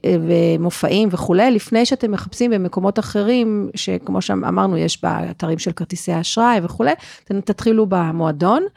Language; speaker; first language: Hebrew; non-native, fluent; English